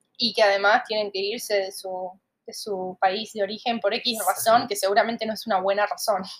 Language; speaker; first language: Spanish; native; Spanish